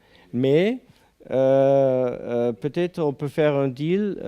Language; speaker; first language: French; non-native, learner; German